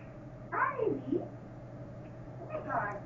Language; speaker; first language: English; non-native, local second language; Filipino